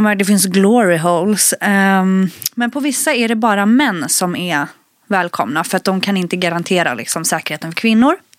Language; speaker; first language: Swedish; early bilingual, other home language; Spanish